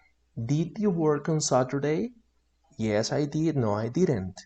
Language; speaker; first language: English; non-native, fluent; Spanish